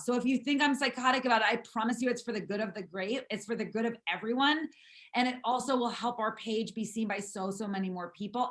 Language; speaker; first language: English; native; English